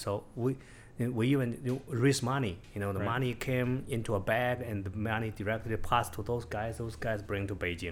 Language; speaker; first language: English; non-native, fluent; Chinese